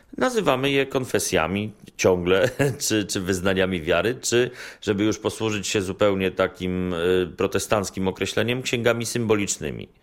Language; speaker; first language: Polish; native; Polish